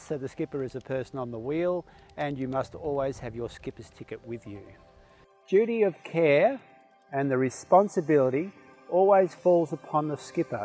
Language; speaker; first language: English; native; English